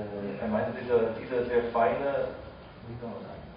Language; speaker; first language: German; non-native, fluent; Chinese